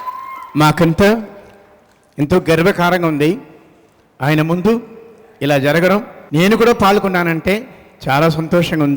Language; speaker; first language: Telugu; native; Telugu